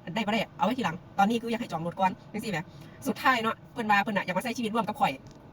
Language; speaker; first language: Thai; native; Thai